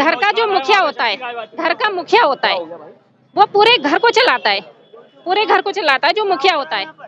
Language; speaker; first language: Hindi; native; Hindi